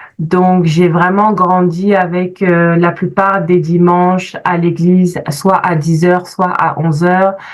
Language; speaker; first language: French; early bilingual, other home language; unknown